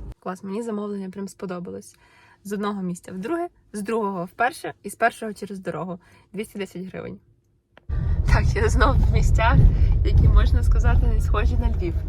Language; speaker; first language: Ukrainian; non-native, local second language; Russian